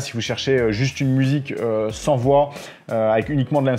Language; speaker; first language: French; native; French